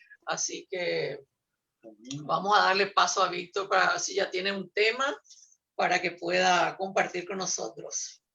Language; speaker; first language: Spanish; native; Spanish